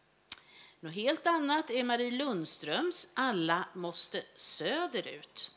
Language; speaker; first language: Swedish; native; Swedish